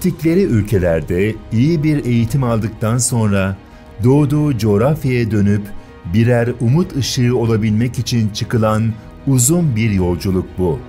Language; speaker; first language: Turkish; native; Turkish